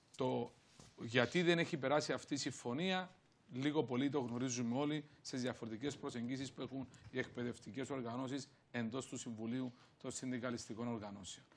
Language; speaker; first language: Greek; native; Greek